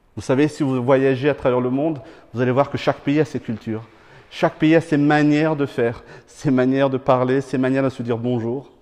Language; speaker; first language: French; non-native, local second language; Malagasy